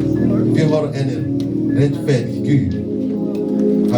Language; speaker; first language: Swedish; non-native, fluent; Lingala